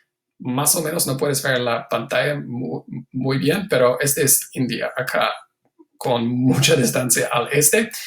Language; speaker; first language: Spanish; non-native, fluent; English